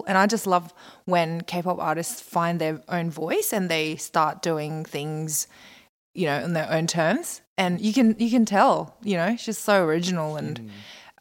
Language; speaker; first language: English; non-native, local second language; Korean